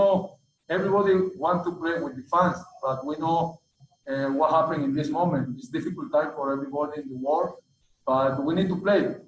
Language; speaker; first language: English; non-native, learner; Spanish